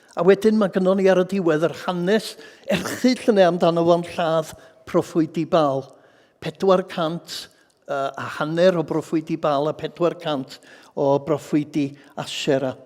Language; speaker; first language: Welsh; native; Welsh